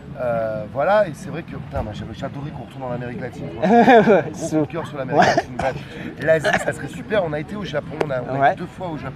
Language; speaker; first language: French; native; French